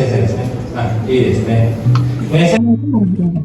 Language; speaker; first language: Japanese; non-native, learner; Indonesian